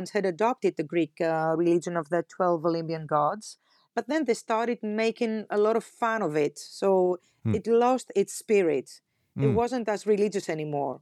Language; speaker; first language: English; non-native, fluent; Greek